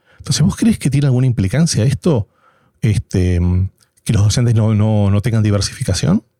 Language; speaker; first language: Spanish; native; Spanish